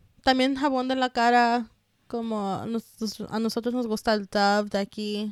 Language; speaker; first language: Spanish; early bilingual, heritage; Spanish